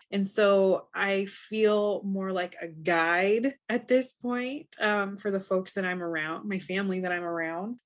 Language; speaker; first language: English; native; English